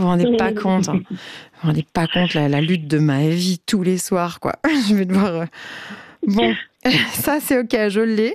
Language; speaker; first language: French; native; French